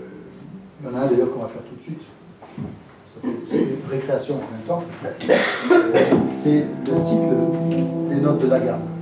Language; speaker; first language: French; native; French